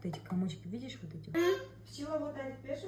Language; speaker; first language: Russian; non-native, local second language; Kazakh